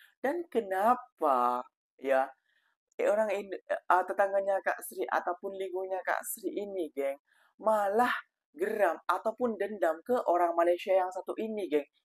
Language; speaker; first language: Indonesian; native; Indonesian